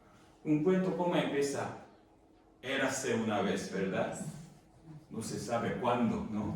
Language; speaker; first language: Spanish; non-native, fluent; Korean